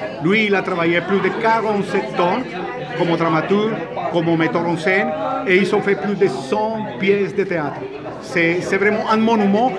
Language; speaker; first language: French; non-native, fluent; Spanish